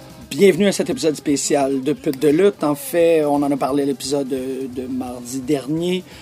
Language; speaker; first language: French; native; French